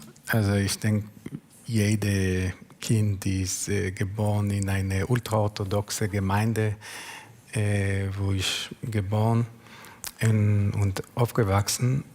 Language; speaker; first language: German; non-native, learner; Hebrew